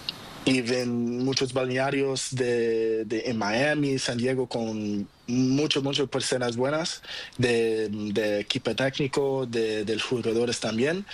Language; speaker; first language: Spanish; non-native, learner; Portuguese